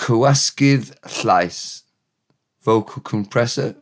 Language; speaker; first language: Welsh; non-native, learner; English